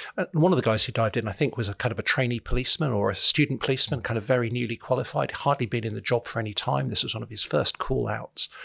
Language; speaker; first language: English; native; English